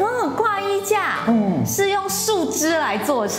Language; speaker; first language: Chinese; native; Chinese